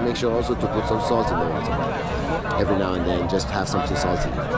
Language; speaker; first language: English; non-native, fluent; Persian